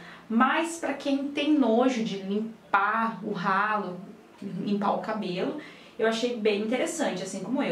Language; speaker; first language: Portuguese; native; Portuguese